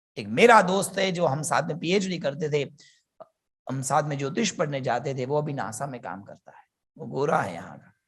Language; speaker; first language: Hindi; non-native, local second language; Gujarati